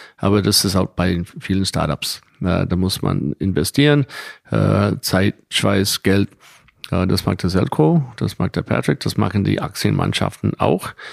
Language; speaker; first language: German; non-native, fluent; English